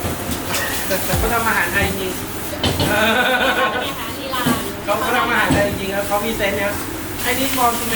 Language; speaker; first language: Thai; native; Thai